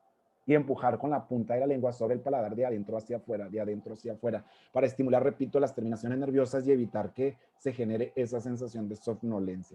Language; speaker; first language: Spanish; native; Spanish